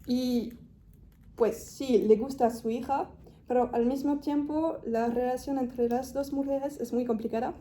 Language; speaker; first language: Spanish; non-native, fluent; French